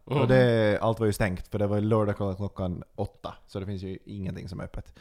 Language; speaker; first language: Swedish; native; Swedish